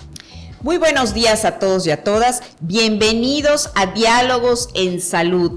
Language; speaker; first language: Spanish; native; Spanish